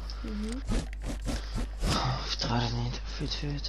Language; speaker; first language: Dutch; native; Dutch